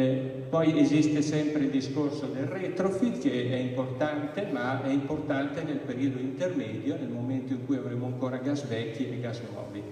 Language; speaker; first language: Italian; native; Italian